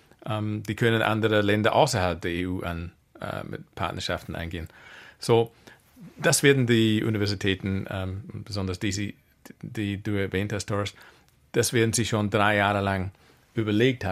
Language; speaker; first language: German; non-native, fluent; English